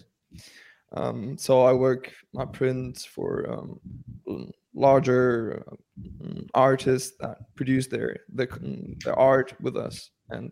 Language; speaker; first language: English; non-native, fluent; Spanish